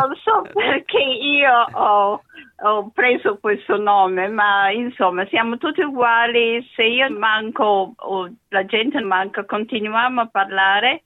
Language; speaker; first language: Italian; early bilingual, other home language; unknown